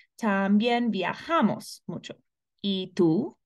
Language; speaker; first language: Spanish; non-native, fluent; English